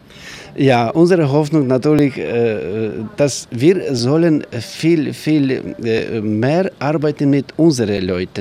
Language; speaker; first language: German; non-native, learner; Ukrainian